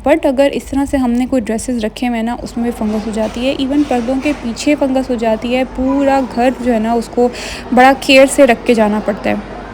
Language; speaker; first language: Urdu; native; Urdu